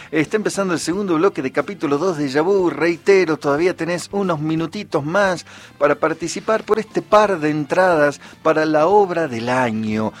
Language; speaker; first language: Spanish; native; Spanish